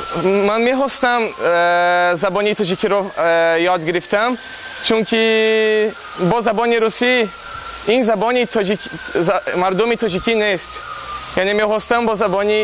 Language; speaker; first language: Persian; non-native, learner; Portuguese